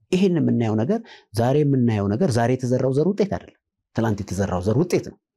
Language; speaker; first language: Amharic; native; Amharic